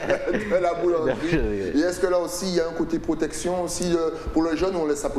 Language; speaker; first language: French; native; French